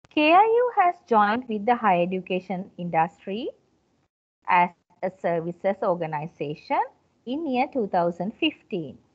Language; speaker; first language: English; non-native, local second language; Sinhala